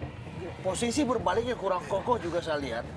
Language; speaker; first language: Indonesian; native; Indonesian